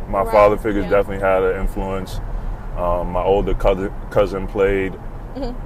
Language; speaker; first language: English; native; English